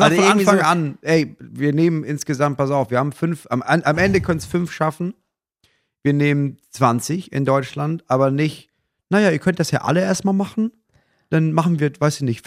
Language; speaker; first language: German; native; German